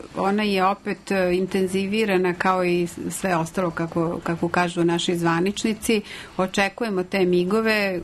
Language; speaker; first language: Serbian; native; Serbian